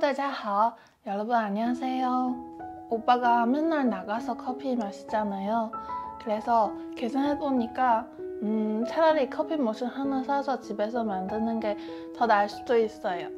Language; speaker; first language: Korean; non-native, fluent; Chinese